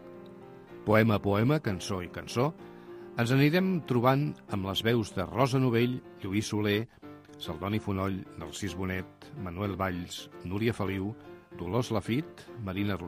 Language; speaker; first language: Catalan; native; Catalan